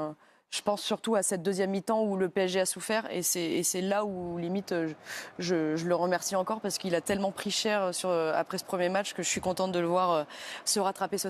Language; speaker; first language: French; native; French